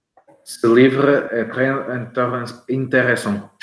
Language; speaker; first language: French; non-native, learner; Portuguese